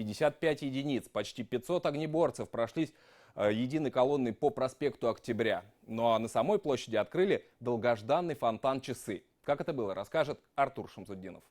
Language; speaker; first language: Russian; native; Russian